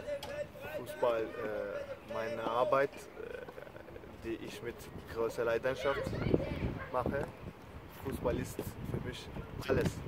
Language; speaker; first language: German; non-native, learner; Turkish